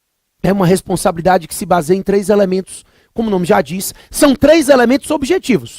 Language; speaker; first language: Portuguese; native; Portuguese